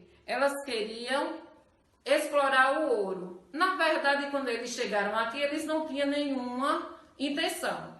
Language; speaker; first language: Portuguese; native; Portuguese